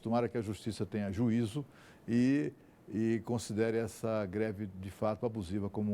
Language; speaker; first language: Portuguese; native; Portuguese